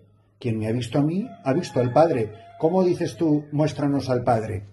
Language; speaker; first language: Spanish; native; Spanish